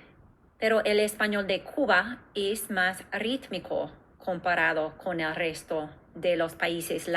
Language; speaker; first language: Spanish; non-native, fluent; English